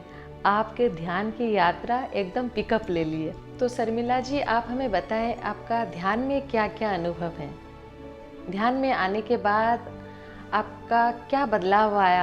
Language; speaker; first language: Hindi; native; Hindi